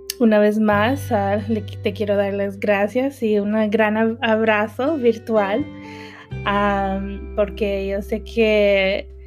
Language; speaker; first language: Spanish; early bilingual, heritage; Spanish